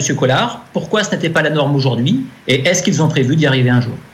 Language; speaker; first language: French; native; French